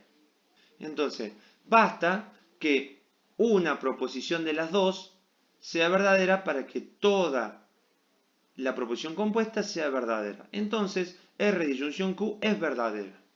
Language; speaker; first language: Spanish; native; Spanish